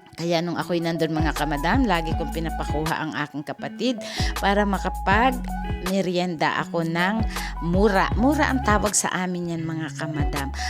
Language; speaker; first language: Filipino; native; Filipino